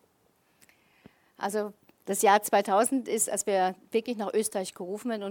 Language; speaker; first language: German; native; German